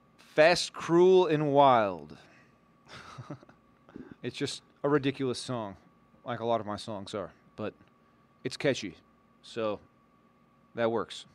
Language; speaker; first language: English; native; English